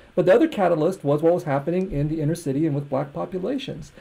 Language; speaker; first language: English; native; English